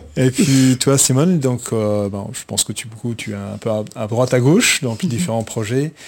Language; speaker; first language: French; native; French